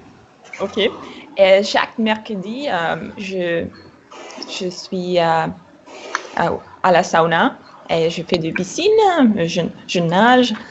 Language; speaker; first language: French; non-native, fluent; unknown